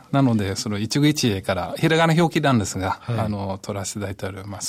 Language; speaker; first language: Japanese; non-native, fluent; English